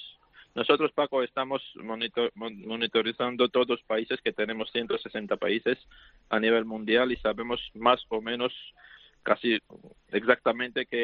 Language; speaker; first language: Spanish; non-native, fluent; Georgian